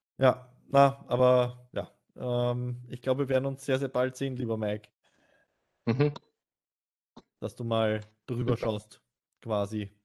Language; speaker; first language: German; native; German